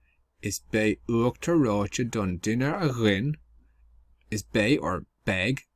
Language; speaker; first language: Irish; non-native, local second language; English